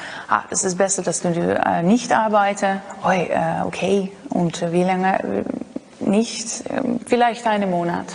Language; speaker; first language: German; non-native, learner; Dutch